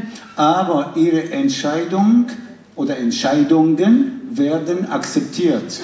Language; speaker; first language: German; non-native, fluent; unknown